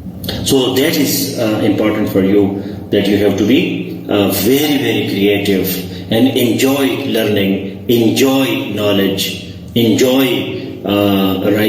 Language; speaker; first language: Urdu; non-native, local second language; Pashto